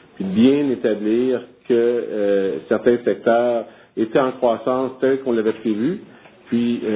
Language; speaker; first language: French; native; French